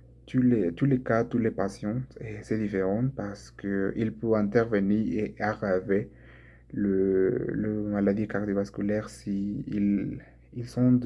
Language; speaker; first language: French; non-native, learner; Spanish